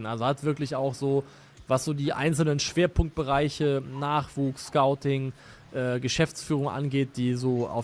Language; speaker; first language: German; native; German